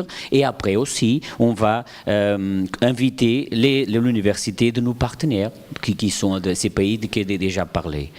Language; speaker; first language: French; non-native, fluent; Portuguese